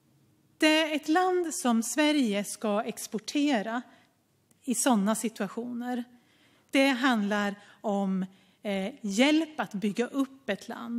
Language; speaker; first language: Swedish; native; Swedish